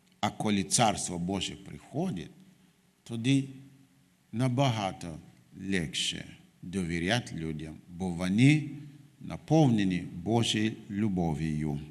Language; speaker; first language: Ukrainian; non-native, fluent; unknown